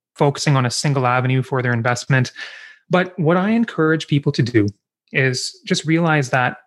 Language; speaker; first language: English; native; English